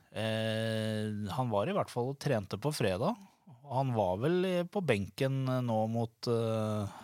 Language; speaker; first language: Norwegian; native; Norwegian